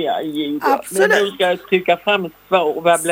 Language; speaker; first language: Swedish; native; Swedish